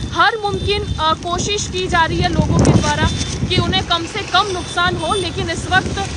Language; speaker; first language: Hindi; non-native, local second language; Gujarati